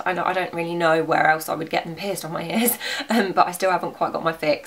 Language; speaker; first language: English; native; English